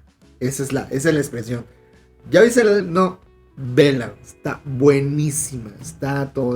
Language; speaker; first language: Spanish; native; Spanish